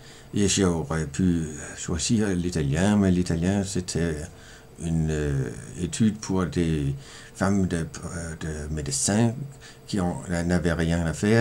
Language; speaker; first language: French; non-native, fluent; Danish